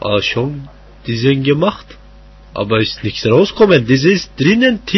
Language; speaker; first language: German; non-native, learner; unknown